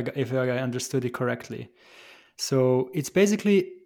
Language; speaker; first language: English; non-native, fluent; German